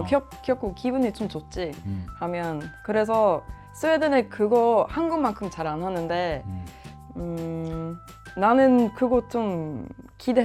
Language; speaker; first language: Korean; non-native, fluent; Swedish